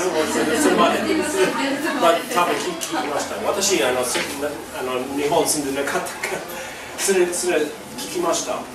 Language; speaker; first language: Japanese; non-native, learner; English